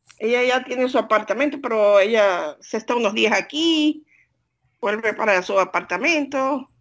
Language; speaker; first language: Spanish; native; Spanish